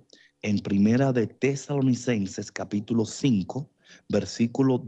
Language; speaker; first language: Spanish; native; Spanish